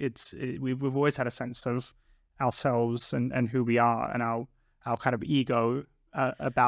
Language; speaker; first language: English; native; English